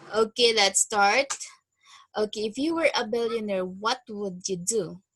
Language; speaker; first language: English; non-native, fluent; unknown